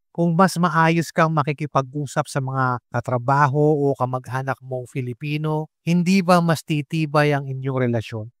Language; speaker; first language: Filipino; native; Filipino